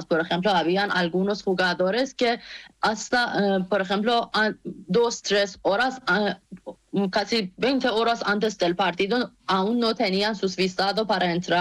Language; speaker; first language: Spanish; non-native, learner; Persian